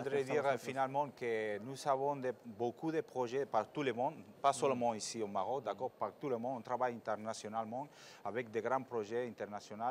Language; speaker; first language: French; non-native, fluent; Spanish